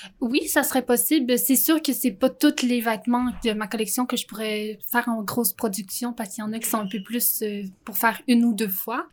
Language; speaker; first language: French; native; French